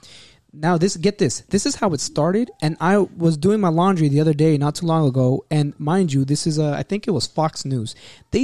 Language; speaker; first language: English; native; English